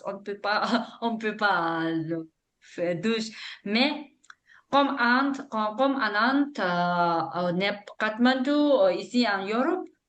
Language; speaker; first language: French; non-native, learner; Tibetan